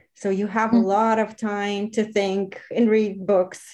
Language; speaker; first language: English; non-native, fluent; Bulgarian